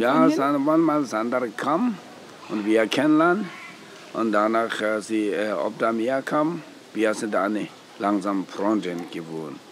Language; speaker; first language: German; non-native, learner; Tibetan